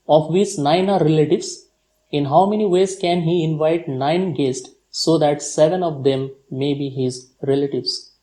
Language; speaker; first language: English; non-native, local second language; Nepali